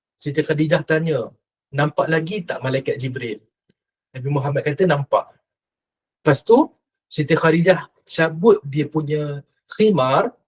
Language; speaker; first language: Malay; native; Malay